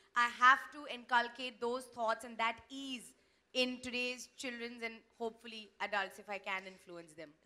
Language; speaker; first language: English; non-native, local second language; Hindi